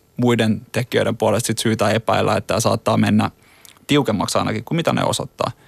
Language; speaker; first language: Finnish; native; Finnish